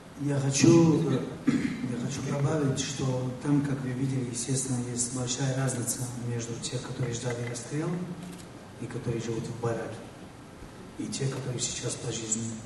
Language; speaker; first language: Russian; non-native, fluent; Italian